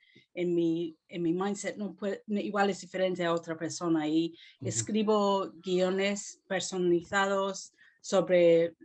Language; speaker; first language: Spanish; non-native, fluent; English